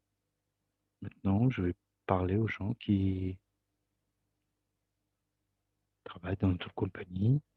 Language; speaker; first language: French; non-native, fluent; Russian